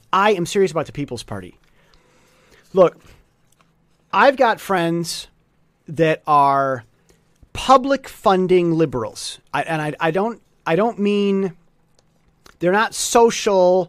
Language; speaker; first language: English; native; English